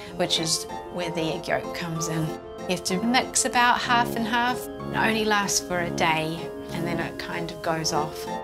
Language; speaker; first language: English; native; English